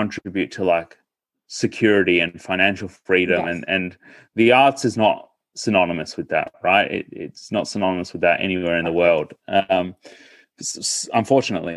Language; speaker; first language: English; native; English